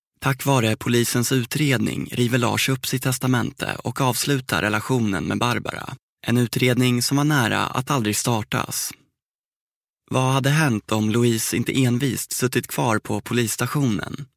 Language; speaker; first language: Swedish; native; Swedish